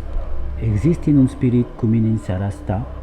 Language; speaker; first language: Romanian; non-native, learner; French